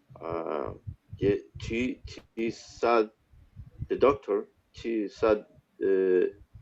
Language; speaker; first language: English; non-native, learner; Spanish